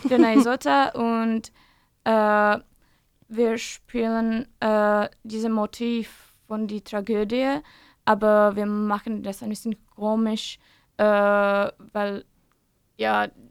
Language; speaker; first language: German; non-native, fluent; Czech